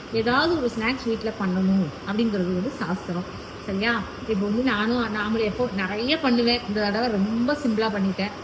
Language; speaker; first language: Tamil; native; Tamil